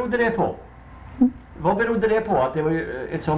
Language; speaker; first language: Swedish; native; Swedish